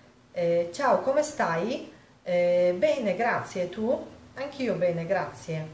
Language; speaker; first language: Italian; non-native, fluent; Polish